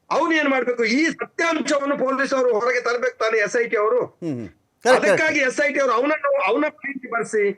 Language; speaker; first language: Kannada; native; Kannada